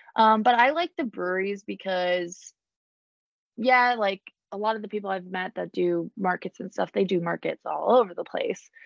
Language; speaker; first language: English; native; English